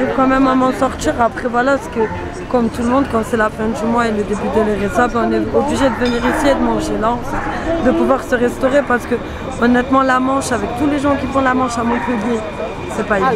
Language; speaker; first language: French; native; French